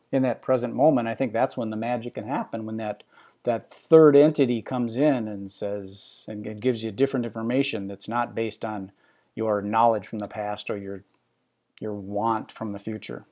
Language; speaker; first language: English; native; English